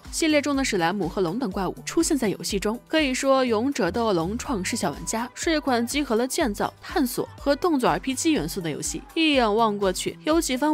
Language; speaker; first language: Chinese; native; Chinese